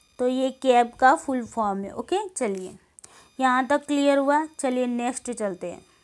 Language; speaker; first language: Hindi; non-native, local second language; Gujarati